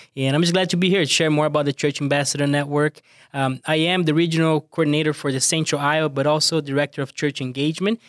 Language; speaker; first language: English; non-native, fluent; Portuguese